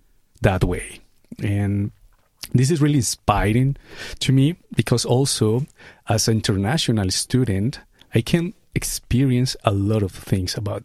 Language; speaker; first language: English; non-native, fluent; Spanish